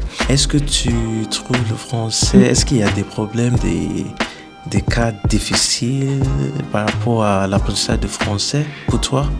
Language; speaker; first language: French; non-native, fluent; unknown